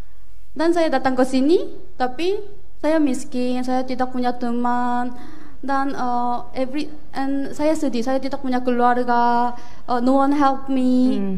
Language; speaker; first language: Indonesian; non-native, fluent; Korean